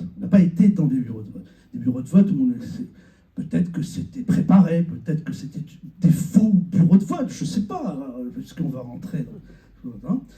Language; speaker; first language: French; native; French